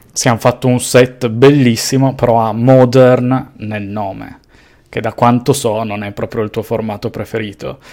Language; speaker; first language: Italian; native; Italian